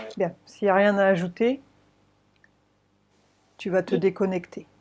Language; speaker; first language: French; native; French